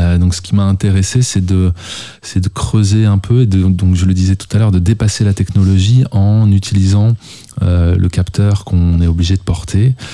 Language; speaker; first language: French; native; French